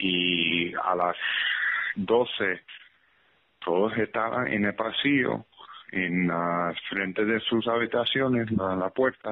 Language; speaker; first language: Spanish; early bilingual, heritage; English